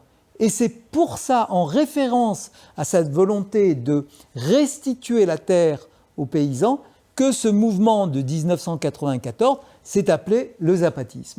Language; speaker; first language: French; native; French